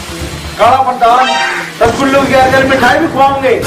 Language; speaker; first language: Hindi; native; Hindi